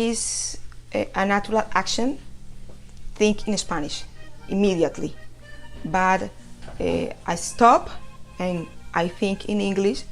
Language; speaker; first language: English; non-native, learner; Spanish